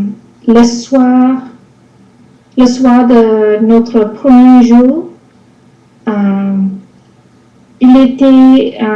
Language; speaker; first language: French; non-native, learner; English